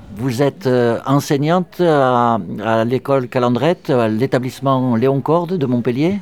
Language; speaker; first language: French; native; French